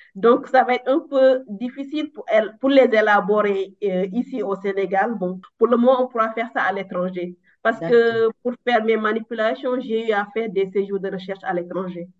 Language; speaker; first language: French; non-native, local second language; Wolof